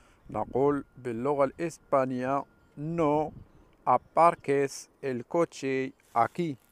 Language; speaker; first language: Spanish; non-native, fluent; Arabic